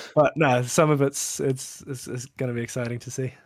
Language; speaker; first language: English; native; English